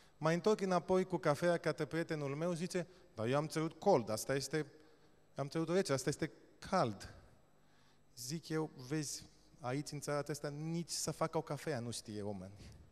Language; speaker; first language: Romanian; non-native, fluent; Greek